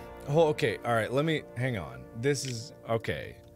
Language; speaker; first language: English; native; English